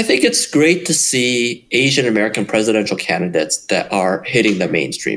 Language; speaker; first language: English; native; English